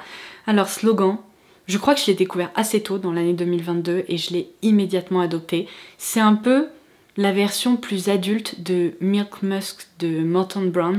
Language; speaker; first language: French; native; French